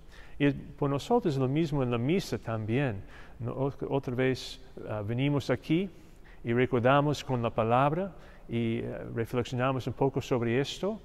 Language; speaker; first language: Spanish; non-native, fluent; English